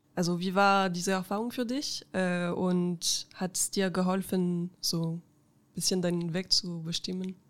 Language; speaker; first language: German; non-native, fluent; French